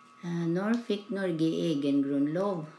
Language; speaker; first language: Norwegian; non-native, learner; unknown